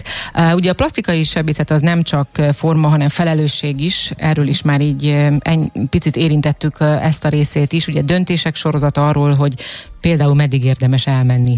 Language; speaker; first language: Hungarian; native; Hungarian